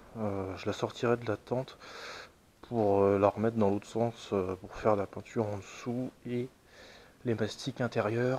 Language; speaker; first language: French; native; French